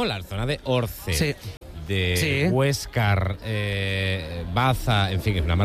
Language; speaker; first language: Spanish; native; Spanish